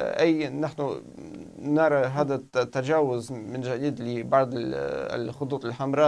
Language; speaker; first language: Arabic; non-native, fluent; Russian